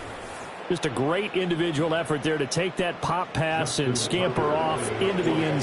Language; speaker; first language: English; native; English